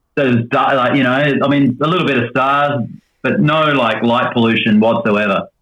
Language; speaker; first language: English; native; English